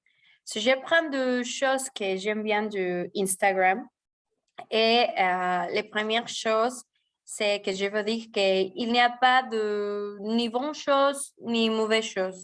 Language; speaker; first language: French; non-native, fluent; Spanish